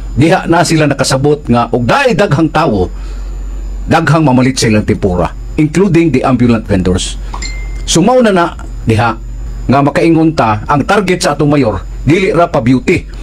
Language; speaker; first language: Cebuano; native; Cebuano